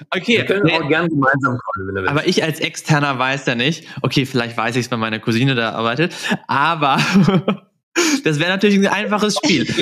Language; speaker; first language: German; native; German